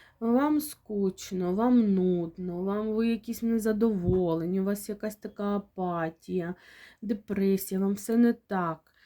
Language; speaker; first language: Ukrainian; non-native, local second language; Russian